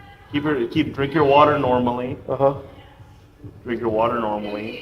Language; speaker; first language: English; native; English